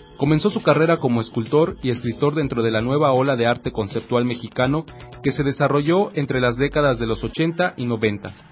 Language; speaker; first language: Spanish; native; Spanish